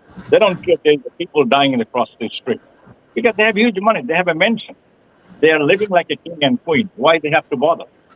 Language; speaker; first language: English; non-native, local second language; Bangla